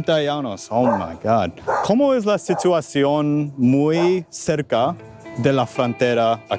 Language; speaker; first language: Spanish; non-native, learner; English